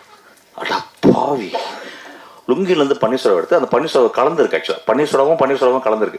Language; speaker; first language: Tamil; native; Tamil